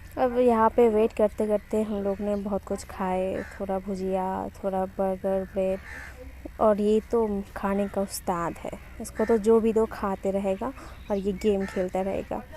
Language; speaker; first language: Hindi; non-native, local second language; Bangla